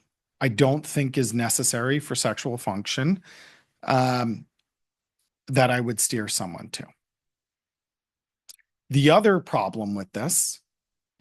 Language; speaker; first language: English; native; English